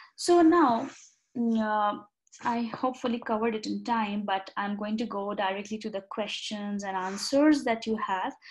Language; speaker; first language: English; non-native, local second language; Bangla